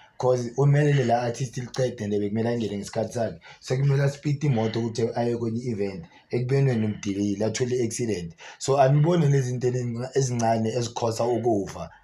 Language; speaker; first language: Zulu; native; Zulu